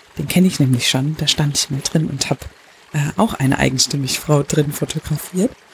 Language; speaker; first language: German; native; German